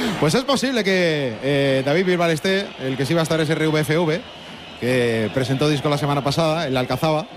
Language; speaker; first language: Spanish; native; Spanish